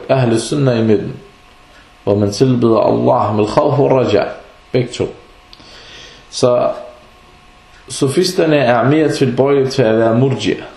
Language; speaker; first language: Danish; non-native, fluent; Arabic